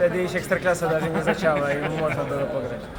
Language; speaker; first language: Polish; non-native, learner; Ukrainian